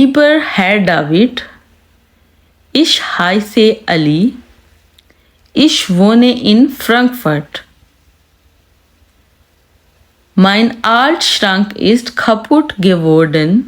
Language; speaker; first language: German; non-native, fluent; Urdu